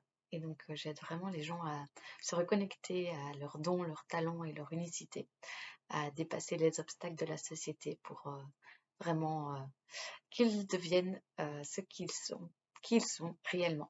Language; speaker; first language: French; native; French